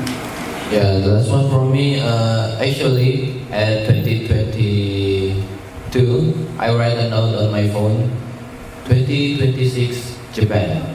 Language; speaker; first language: English; non-native, learner; Indonesian